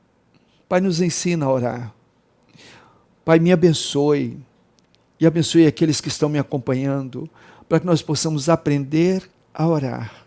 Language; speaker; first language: Portuguese; native; Portuguese